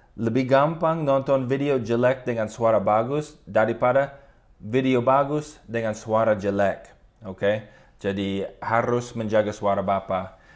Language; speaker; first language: Indonesian; non-native, fluent; English